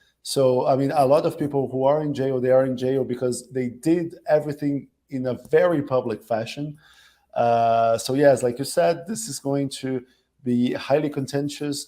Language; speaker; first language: English; non-native, fluent; Portuguese